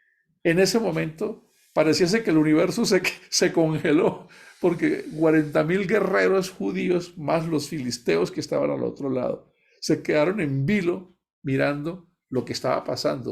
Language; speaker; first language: Spanish; native; Spanish